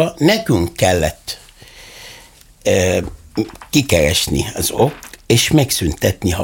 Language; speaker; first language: Hungarian; non-native, fluent; Arabic